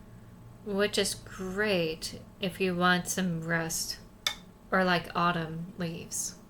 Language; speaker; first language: English; native; English